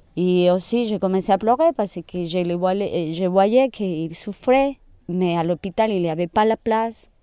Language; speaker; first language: French; non-native, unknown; Spanish